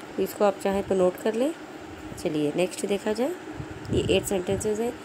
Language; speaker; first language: Hindi; native; Hindi